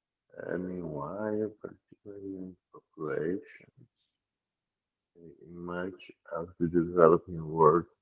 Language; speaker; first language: English; non-native, learner; Portuguese